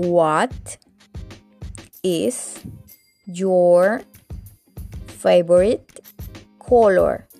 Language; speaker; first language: English; non-native, fluent; Spanish